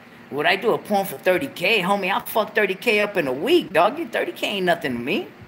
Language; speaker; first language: English; early bilingual, other home language; Spanish